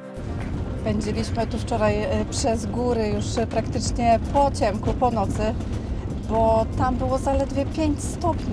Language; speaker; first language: Polish; native; Polish